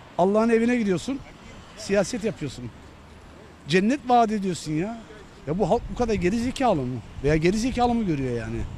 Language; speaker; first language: Turkish; native; Turkish